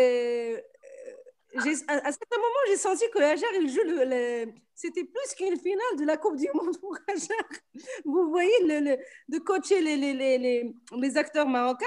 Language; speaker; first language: French; non-native, local second language; Arabic